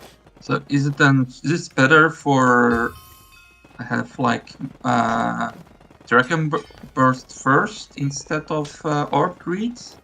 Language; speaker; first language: English; non-native, fluent; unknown